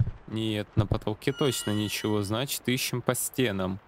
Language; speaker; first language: Russian; native; Russian